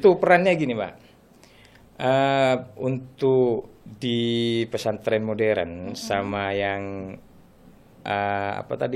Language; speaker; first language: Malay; non-native, local second language; Madurese